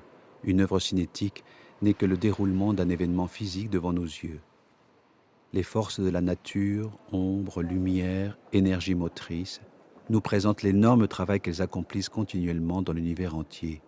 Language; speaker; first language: French; native; French